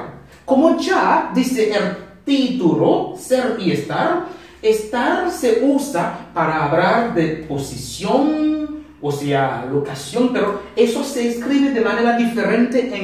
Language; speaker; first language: Spanish; non-native, learner; Haitian Creole